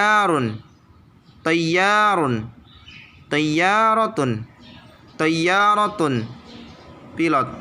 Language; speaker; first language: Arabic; non-native, fluent; Indonesian